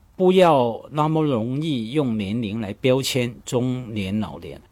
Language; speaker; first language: Chinese; non-native, local second language; Cantonese